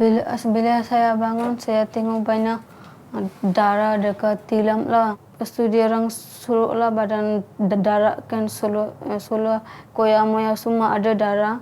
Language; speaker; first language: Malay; non-native, learner; Bangla